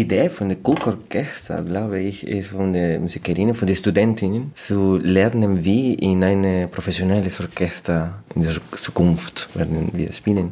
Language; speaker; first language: German; non-native, learner; Spanish